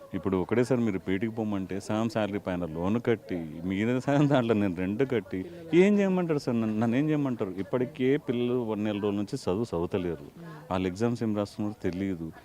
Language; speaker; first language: Telugu; native; Telugu